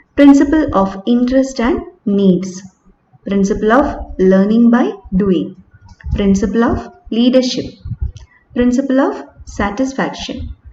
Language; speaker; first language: English; non-native, local second language; Malayalam